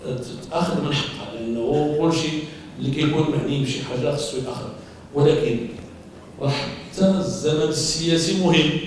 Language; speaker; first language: Arabic; native; Arabic